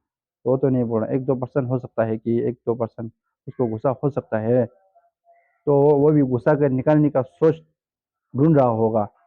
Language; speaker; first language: Hindi; non-native, fluent; Tibetan